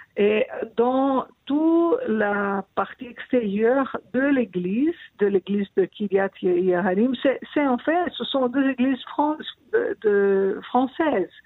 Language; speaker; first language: French; non-native, fluent; Portuguese